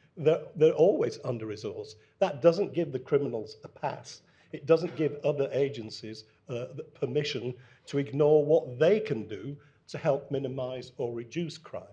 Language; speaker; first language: English; native; English